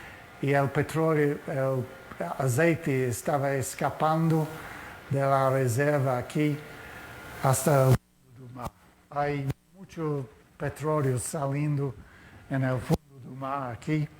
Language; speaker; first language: Spanish; non-native, fluent; Portuguese